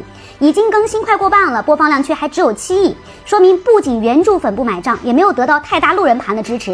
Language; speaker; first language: Chinese; native; Chinese